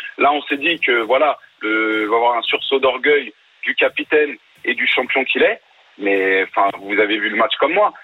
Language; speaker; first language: French; early bilingual, other home language; Arabic